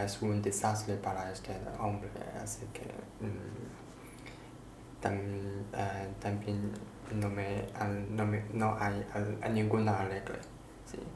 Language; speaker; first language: Spanish; non-native, learner; Chinese